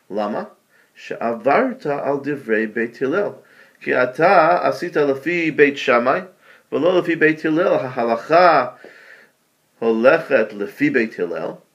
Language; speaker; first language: Hebrew; non-native, fluent; English